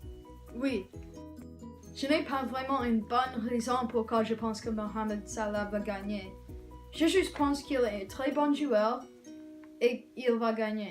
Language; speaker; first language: French; non-native, learner; English